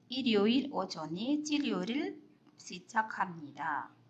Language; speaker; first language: Korean; non-native, fluent; Indonesian